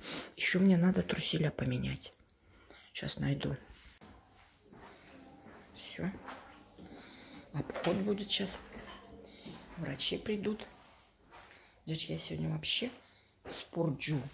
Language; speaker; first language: Russian; native; Russian